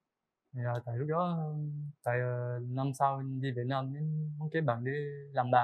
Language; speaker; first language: Vietnamese; early bilingual, heritage; Vietnamese